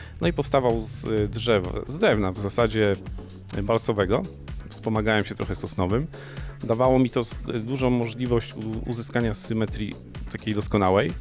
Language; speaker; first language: Polish; native; Polish